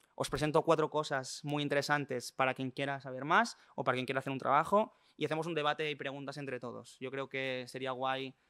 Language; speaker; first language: Spanish; native; Spanish